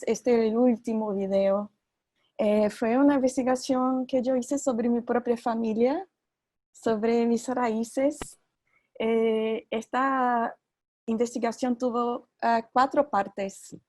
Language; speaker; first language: Spanish; non-native, fluent; Portuguese